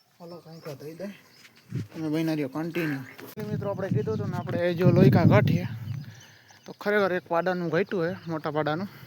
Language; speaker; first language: Gujarati; native; Gujarati